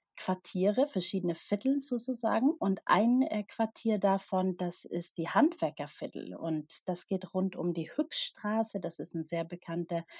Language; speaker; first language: German; non-native, fluent; Swedish